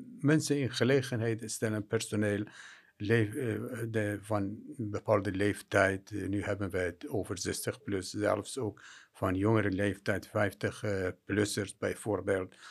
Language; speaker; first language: Dutch; non-native, fluent; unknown